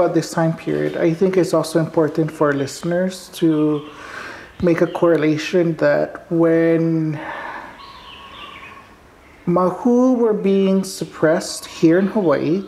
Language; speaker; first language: English; early bilingual, other home language; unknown